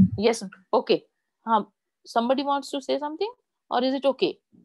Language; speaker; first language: English; non-native, local second language; Bangla